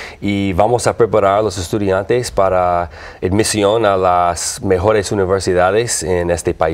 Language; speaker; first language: Spanish; non-native, learner; English